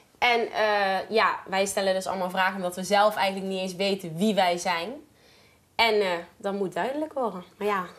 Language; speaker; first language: Dutch; native; Dutch